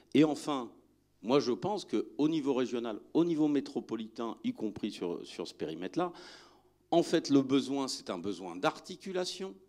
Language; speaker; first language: French; native; French